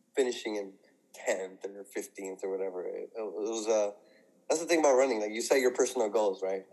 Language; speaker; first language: English; native; English